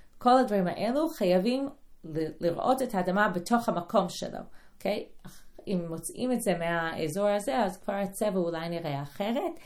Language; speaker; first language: Hebrew; non-native, fluent; English